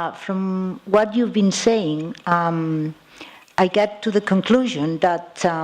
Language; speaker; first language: English; non-native, fluent; Catalan